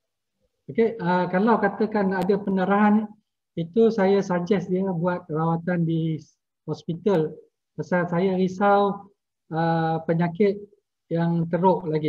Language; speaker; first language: Malay; native; Malay